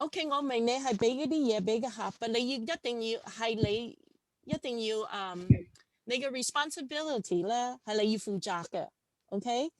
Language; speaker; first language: Cantonese; early bilingual, heritage; Cantonese